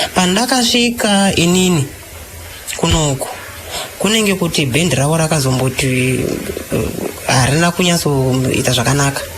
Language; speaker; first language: Shona; non-native, fluent; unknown